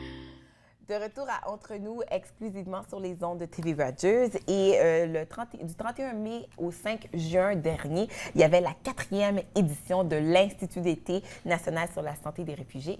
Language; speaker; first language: French; native; French